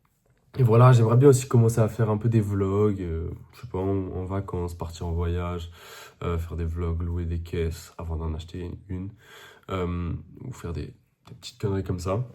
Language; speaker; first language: French; native; French